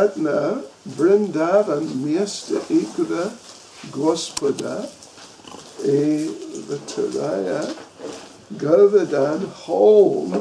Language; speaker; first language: Russian; non-native, learner; English